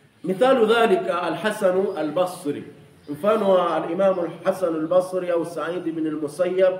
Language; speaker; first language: Arabic; non-native, fluent; Swahili